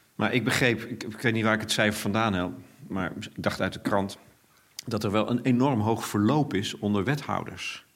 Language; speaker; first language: Dutch; native; Dutch